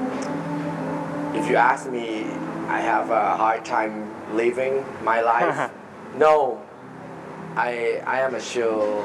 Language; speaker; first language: English; non-native, fluent; Thai